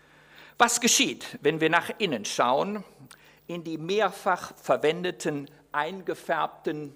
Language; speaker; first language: German; native; German